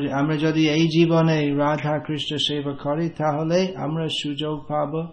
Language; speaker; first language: Bangla; non-native, fluent; English